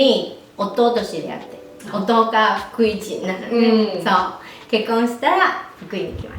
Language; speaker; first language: Japanese; non-native, fluent; Chinese